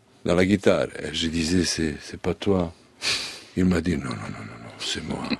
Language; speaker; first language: French; non-native, learner; Serbian